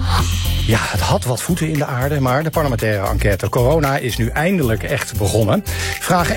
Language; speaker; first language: Dutch; native; Dutch